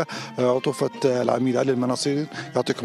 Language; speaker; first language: Arabic; native; Arabic